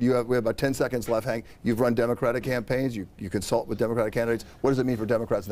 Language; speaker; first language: English; native; English